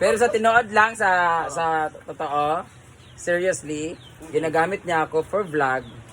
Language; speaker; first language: Filipino; non-native, local second language; Cebuano